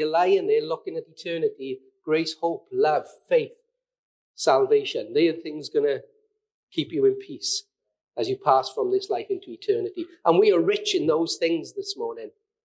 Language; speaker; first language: English; native; English